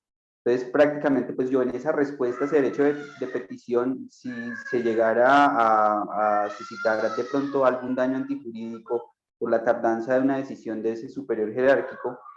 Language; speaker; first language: Spanish; native; Spanish